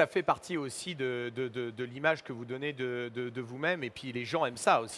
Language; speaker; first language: French; native; French